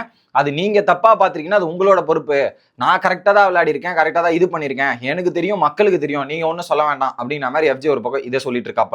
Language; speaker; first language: Tamil; native; Tamil